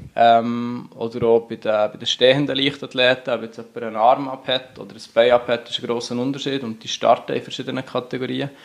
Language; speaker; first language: German; native; German